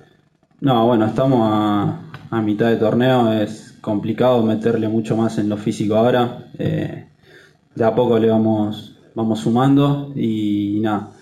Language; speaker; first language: Spanish; native; Spanish